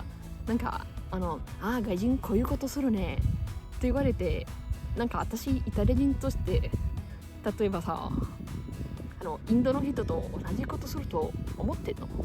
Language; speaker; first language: Japanese; non-native, fluent; Italian